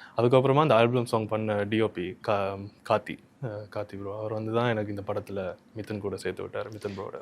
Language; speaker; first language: Tamil; early bilingual, heritage; Tamil